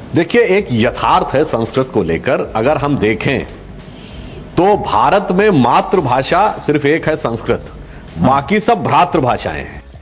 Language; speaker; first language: Hindi; native; Hindi